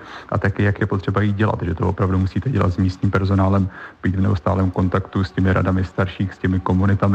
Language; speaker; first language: Czech; native; Czech